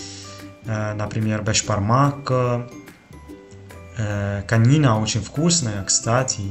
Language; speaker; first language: Russian; non-native, fluent; Italian